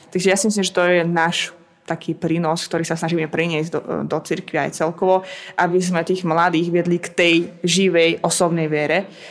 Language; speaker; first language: Slovak; non-native, fluent; Russian